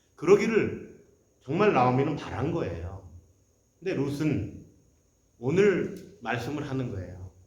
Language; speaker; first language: Korean; native; Korean